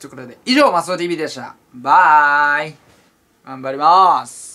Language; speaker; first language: Japanese; native; Japanese